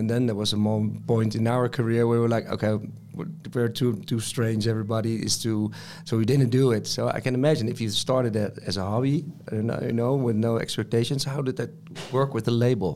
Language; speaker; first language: English; non-native, fluent; Dutch